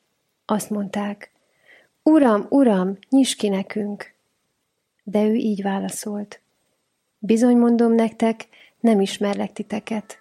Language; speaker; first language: Hungarian; native; Hungarian